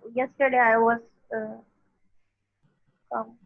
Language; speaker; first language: English; non-native, learner; Urdu